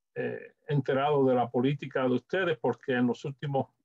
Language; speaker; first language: Spanish; native; Spanish